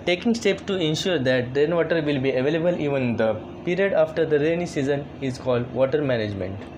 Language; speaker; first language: English; non-native, local second language; Marathi